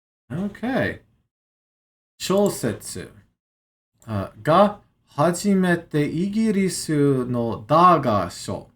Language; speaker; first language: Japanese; non-native, learner; English